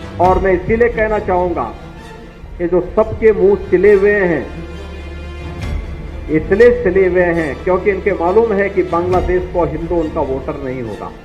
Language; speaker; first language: Hindi; native; Hindi